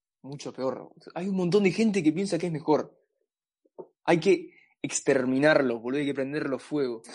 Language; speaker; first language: Spanish; native; Spanish